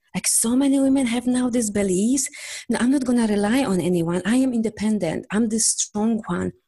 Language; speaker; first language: English; non-native, fluent; Polish